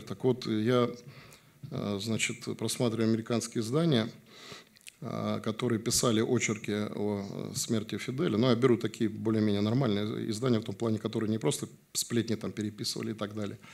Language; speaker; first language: Russian; native; Russian